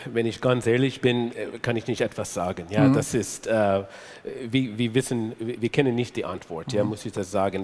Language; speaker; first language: German; non-native, fluent; English